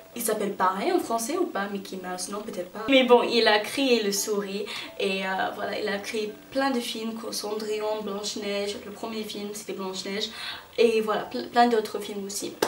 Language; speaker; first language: French; non-native, fluent; English